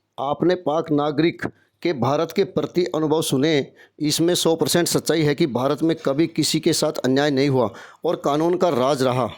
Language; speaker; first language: Hindi; native; Hindi